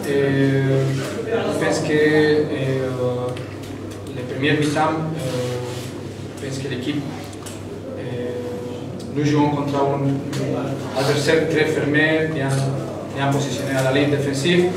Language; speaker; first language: French; non-native, fluent; Spanish